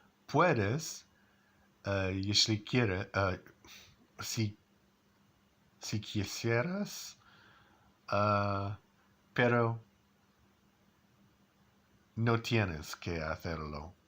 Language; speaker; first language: Spanish; non-native, learner; English